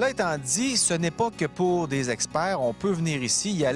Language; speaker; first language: French; native; French